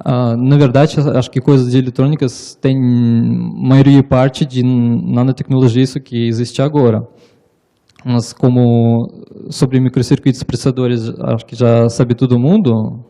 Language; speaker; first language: Portuguese; non-native, learner; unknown